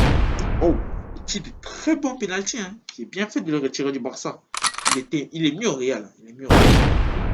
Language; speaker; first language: French; native; French